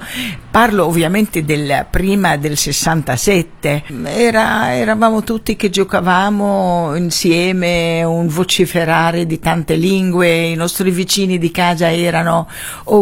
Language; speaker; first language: Italian; non-native, fluent; Arabic